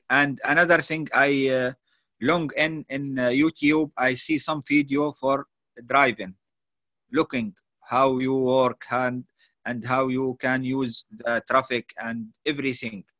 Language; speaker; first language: English; non-native, learner; Arabic